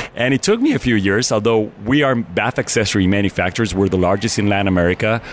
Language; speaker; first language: English; non-native, fluent; Spanish